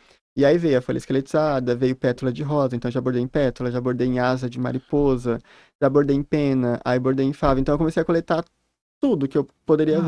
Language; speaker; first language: Portuguese; native; Portuguese